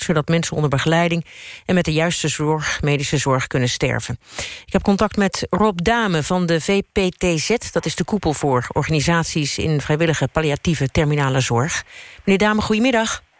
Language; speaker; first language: Dutch; native; Dutch